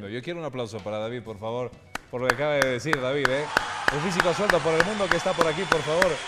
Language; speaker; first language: Spanish; native; Spanish